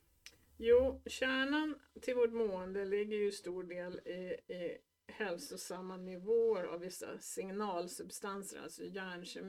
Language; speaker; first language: Swedish; native; Swedish